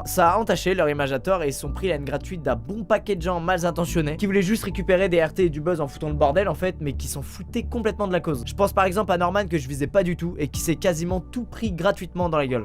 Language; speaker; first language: French; native; French